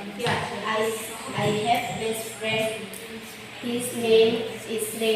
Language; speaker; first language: English; non-native, learner; Indonesian